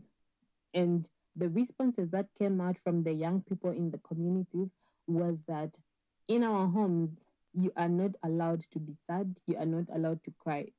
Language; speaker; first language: English; non-native, local second language; Bemba